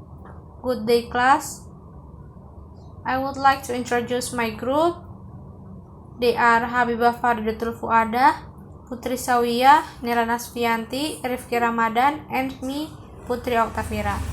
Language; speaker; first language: English; non-native, learner; Indonesian